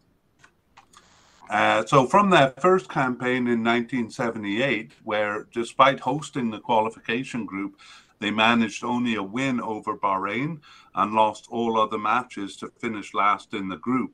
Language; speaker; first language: English; native; English